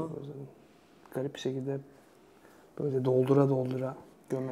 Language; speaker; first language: Turkish; native; Turkish